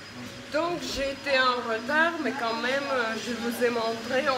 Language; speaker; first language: French; non-native, fluent; Russian